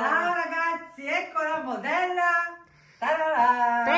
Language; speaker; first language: Italian; native; Italian